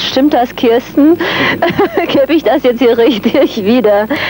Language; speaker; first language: German; native; German